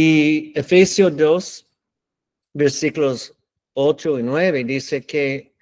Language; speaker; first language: Spanish; non-native, learner; English